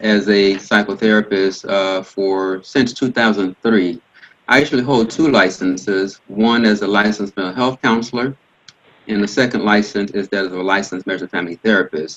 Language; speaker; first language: English; native; English